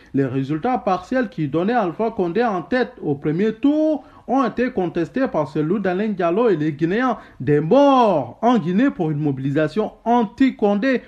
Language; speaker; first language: French; non-native, local second language; Wolof